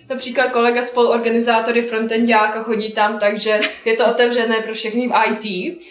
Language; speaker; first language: Czech; non-native, fluent; Bosnian